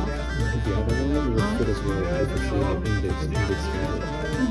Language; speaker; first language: English; non-native, fluent; German